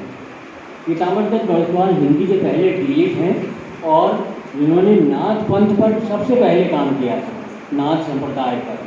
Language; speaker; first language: Hindi; native; Hindi